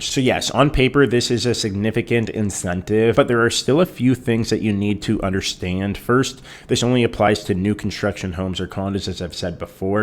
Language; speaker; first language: English; native; English